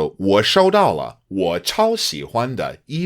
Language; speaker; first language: Chinese; non-native, fluent; English